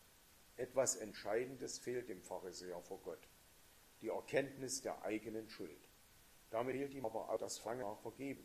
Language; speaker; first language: German; native; German